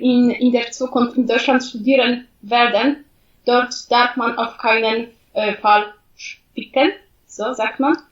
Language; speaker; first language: German; non-native, fluent; Polish